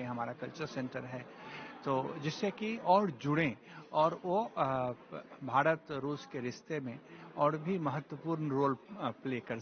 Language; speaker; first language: Hindi; native; Hindi